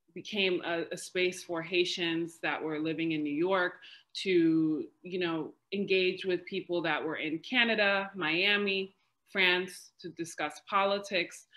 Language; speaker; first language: English; native; English